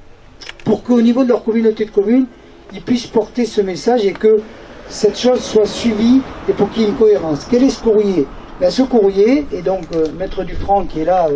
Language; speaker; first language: French; native; French